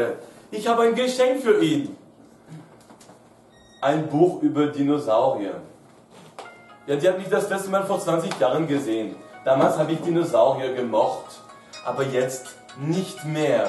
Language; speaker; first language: German; non-native, fluent; French